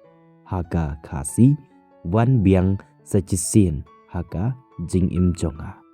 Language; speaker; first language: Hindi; non-native, local second language; Khasi